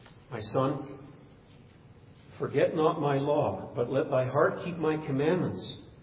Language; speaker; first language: English; native; English